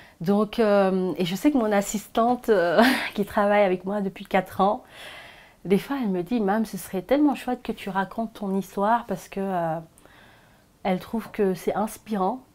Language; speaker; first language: French; non-native, local second language; Wolof